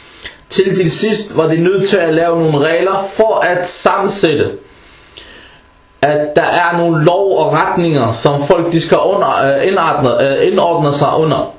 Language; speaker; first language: Danish; early bilingual, other home language; Arabic